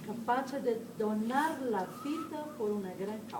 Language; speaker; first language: Italian; non-native, learner; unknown